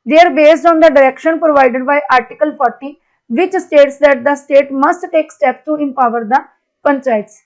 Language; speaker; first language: English; non-native, local second language; Punjabi